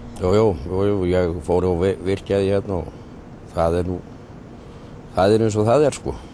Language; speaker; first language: Icelandic; native; Icelandic